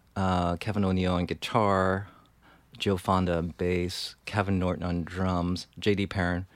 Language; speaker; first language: English; non-native, fluent; Chinese